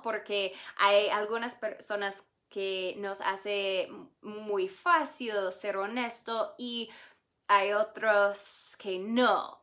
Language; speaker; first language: Spanish; non-native, fluent; English